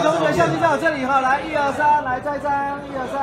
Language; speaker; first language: Chinese; native; Chinese